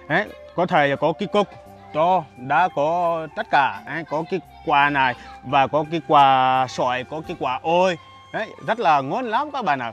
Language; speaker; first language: Vietnamese; non-native, learner; Portuguese